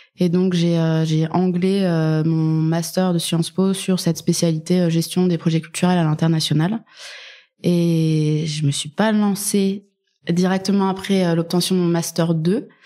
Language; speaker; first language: French; native; French